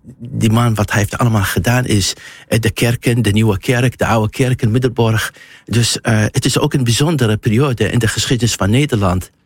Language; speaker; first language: Dutch; non-native, fluent; Arabic